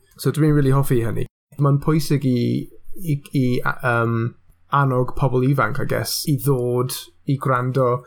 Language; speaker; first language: Welsh; non-native, local second language; English